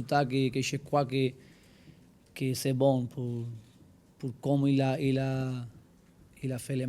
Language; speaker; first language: French; non-native, learner; Spanish